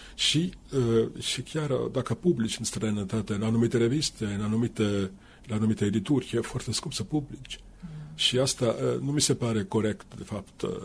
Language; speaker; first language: Romanian; non-native, fluent; Finnish